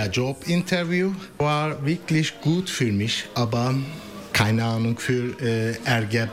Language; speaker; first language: German; non-native, learner; Turkish